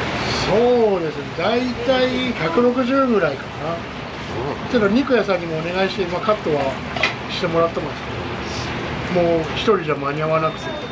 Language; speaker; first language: Japanese; native; Japanese